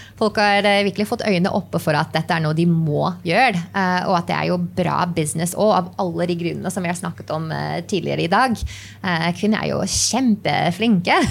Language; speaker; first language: Norwegian; non-native, fluent; English